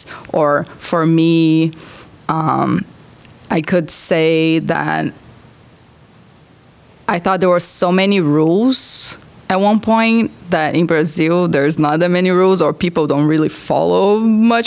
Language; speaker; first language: English; non-native, fluent; Portuguese